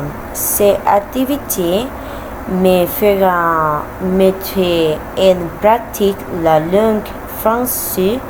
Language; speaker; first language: French; non-native, learner; Spanish